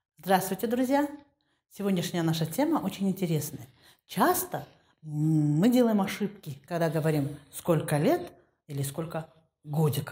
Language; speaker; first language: Russian; non-native, local second language; Kazakh